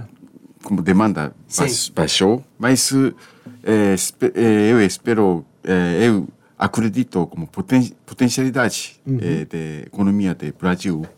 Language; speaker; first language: Portuguese; non-native, learner; Japanese